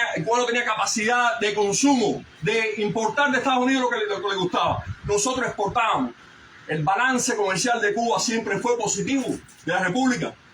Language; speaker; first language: Spanish; early bilingual, heritage; Spanish